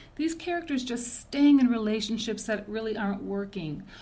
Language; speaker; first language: English; native; English